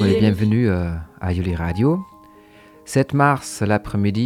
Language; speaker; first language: French; native; French